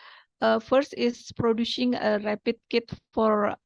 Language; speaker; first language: English; non-native, fluent; Indonesian